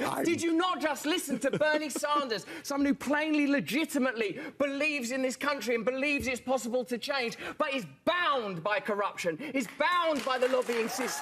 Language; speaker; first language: English; native; English